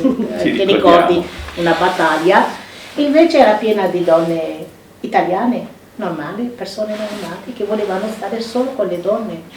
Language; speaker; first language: Italian; non-native, fluent; Arabic